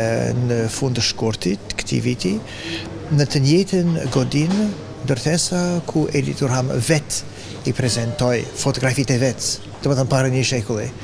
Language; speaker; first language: Albanian; non-native, fluent; English